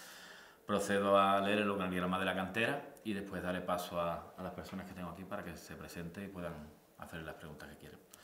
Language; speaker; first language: Spanish; native; Spanish